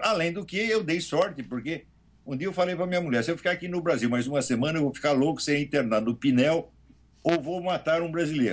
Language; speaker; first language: Portuguese; native; Portuguese